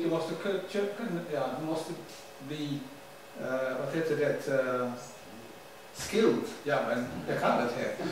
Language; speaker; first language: Swedish; non-native, learner; Dutch